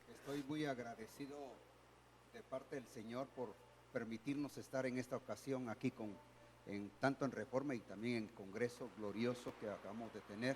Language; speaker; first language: Spanish; native; Spanish